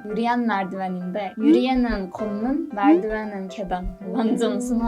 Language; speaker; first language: Korean; non-native, fluent; Turkish